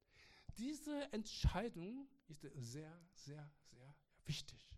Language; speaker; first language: German; non-native, learner; Korean